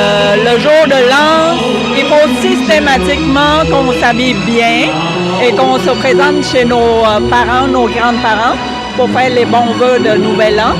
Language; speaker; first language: French; non-native, fluent; Vietnamese